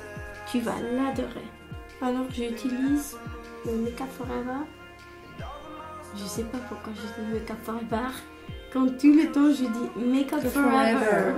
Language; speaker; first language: French; non-native, learner; Romanian